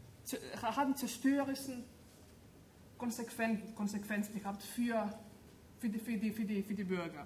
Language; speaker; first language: German; non-native, fluent; Greek